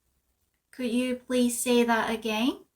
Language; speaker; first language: English; non-native, fluent; Korean